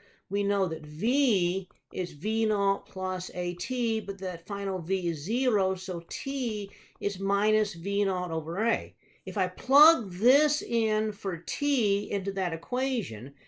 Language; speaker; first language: English; native; English